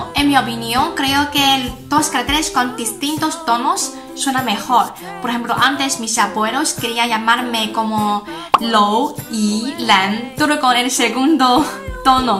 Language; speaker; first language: Spanish; non-native, fluent; Chinese